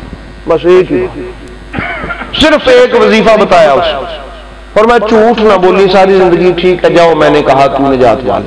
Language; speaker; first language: Hindi; non-native, local second language; Punjabi